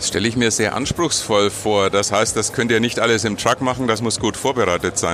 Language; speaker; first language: German; native; German